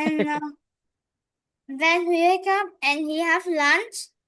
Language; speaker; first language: English; non-native, learner; Vietnamese